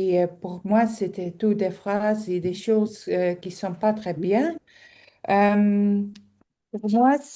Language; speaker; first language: French; non-native, local second language; Dutch